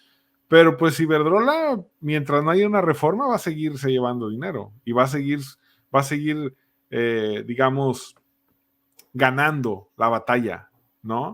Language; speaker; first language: Spanish; native; Spanish